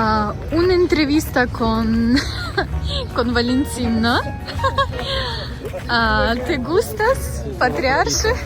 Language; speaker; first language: Spanish; non-native, learner; Russian